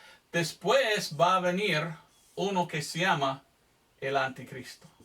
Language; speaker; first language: Spanish; non-native, fluent; English